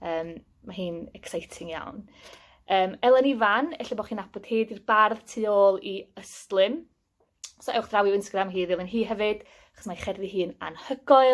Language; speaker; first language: Welsh; native; Welsh